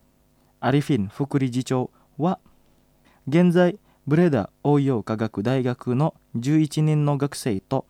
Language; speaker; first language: Japanese; non-native, fluent; Indonesian